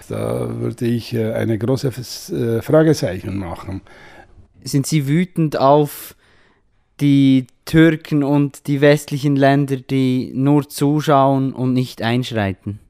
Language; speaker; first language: German; non-native, fluent; Kurdish